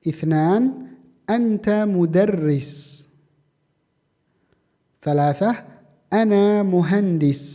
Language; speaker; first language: Arabic; non-native, fluent; Indonesian